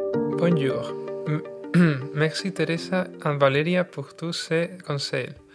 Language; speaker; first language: French; non-native, learner; Spanish